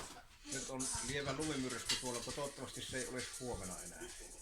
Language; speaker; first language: Finnish; native; Finnish